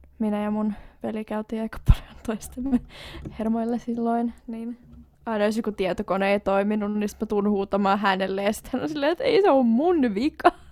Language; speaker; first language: Finnish; non-native, local second language; Swedish